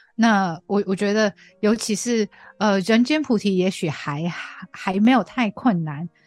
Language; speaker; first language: Chinese; non-native, fluent; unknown